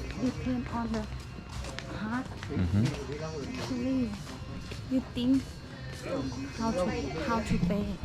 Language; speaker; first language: English; non-native, learner; Thai